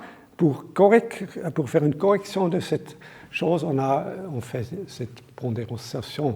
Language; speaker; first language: French; non-native, local second language; German